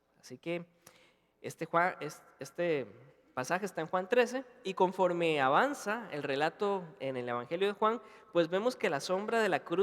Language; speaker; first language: Spanish; native; Spanish